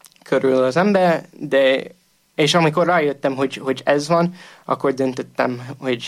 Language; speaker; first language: Hungarian; non-native, fluent; English